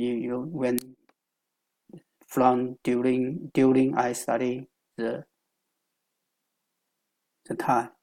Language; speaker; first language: English; non-native, learner; Chinese